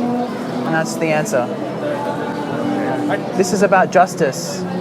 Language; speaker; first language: English; native; English